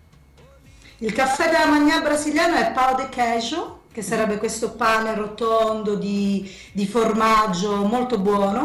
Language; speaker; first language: Italian; native; Italian